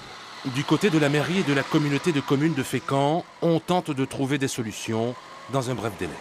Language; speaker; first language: French; native; French